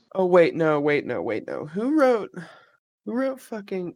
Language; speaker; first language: English; native; English